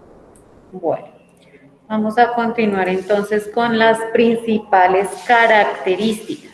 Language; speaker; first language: Spanish; native; Spanish